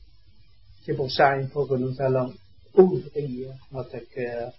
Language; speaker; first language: French; non-native, learner; Vietnamese